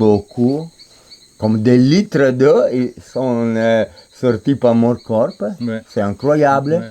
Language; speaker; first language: French; non-native, fluent; Spanish